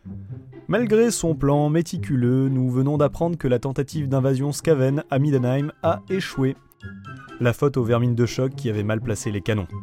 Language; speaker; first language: French; native; French